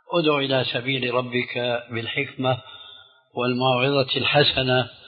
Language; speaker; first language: Arabic; early bilingual, other home language; Albanian